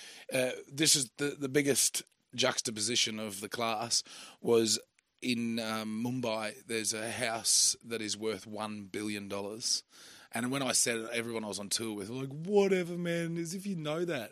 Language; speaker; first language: English; native; English